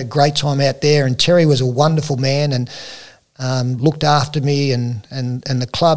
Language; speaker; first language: English; native; English